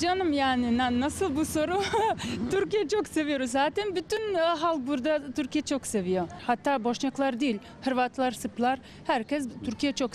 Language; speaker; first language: Turkish; non-native, fluent; Bosnian